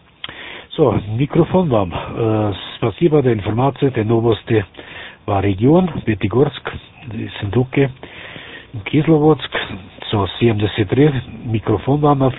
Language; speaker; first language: Russian; non-native, learner; German